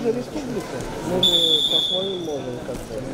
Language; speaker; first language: Russian; non-native, local second language; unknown